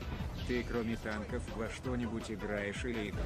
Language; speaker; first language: Russian; native; Russian